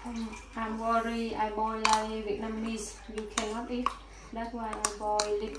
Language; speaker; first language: English; non-native, learner; Vietnamese